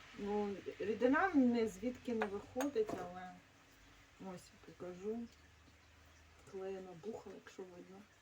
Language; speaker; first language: Ukrainian; native; Ukrainian